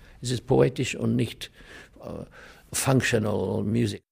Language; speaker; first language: German; non-native, fluent; English